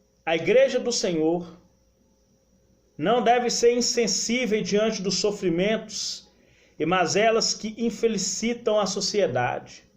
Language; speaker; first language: Portuguese; native; Portuguese